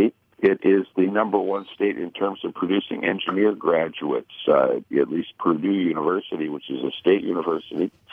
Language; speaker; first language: English; native; English